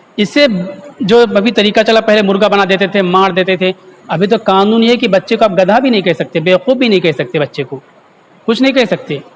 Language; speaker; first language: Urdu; native; Urdu